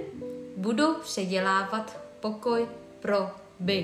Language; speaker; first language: Czech; non-native, fluent; Vietnamese